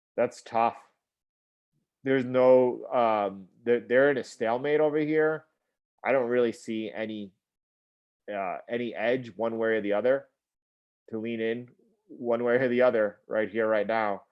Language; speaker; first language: English; native; English